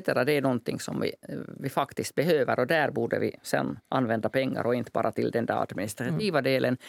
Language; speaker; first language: Swedish; non-native, local second language; Finnish